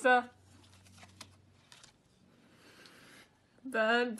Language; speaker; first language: Arabic; non-native, learner; English